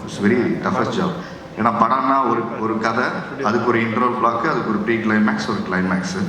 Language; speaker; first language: Tamil; native; Tamil